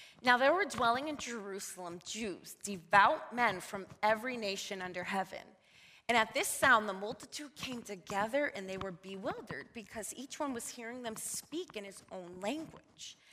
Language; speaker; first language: English; native; English